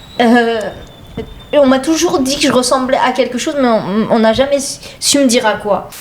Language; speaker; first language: French; native; French